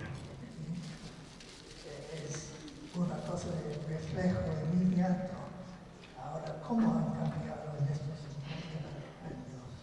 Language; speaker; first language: Spanish; non-native, fluent; English